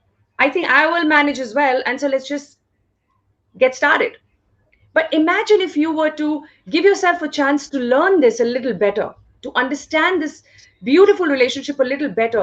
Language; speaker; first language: English; non-native, local second language; Hindi